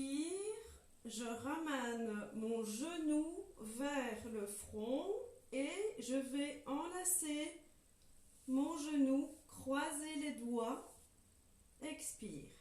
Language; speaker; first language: French; native; French